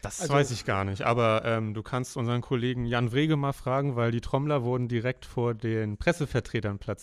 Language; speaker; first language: German; native; German